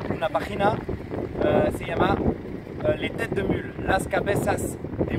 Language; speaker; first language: Spanish; non-native, learner; French